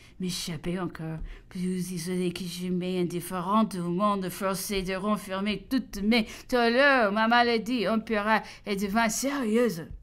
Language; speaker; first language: French; non-native, fluent; English